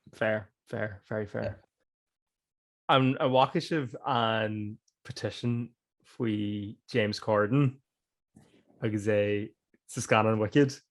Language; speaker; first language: Irish; native; Irish